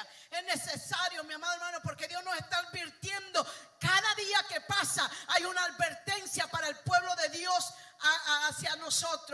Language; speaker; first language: Spanish; native; Spanish